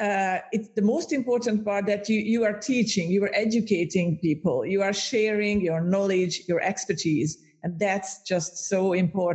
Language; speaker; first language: English; non-native, fluent; Hungarian